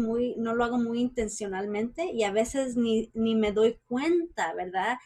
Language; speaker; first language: Spanish; early bilingual, heritage; Spanish